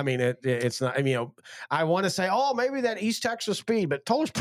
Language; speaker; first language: English; native; English